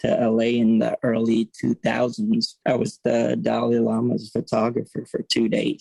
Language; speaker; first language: English; native; English